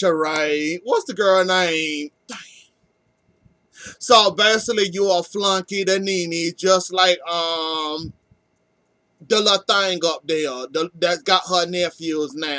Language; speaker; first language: English; native; English